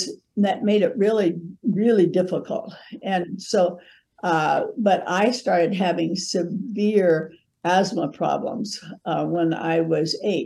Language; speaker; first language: English; native; English